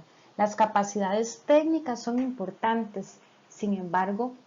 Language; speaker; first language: Spanish; native; Spanish